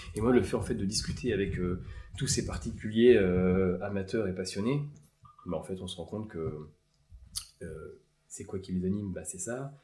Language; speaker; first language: French; native; French